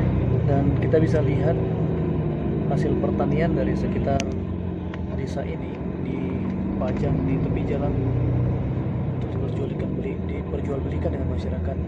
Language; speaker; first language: Indonesian; native; Indonesian